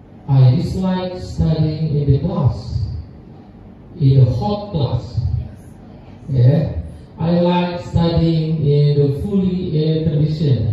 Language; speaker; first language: English; non-native, learner; Indonesian